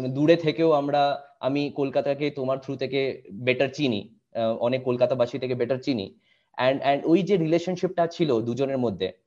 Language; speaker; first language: Bangla; non-native, local second language; Hindi